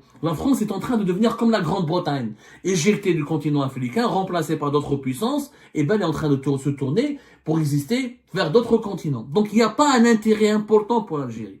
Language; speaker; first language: French; non-native, local second language; Arabic